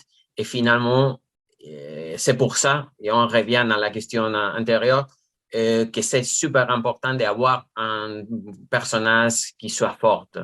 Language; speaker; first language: French; non-native, fluent; Spanish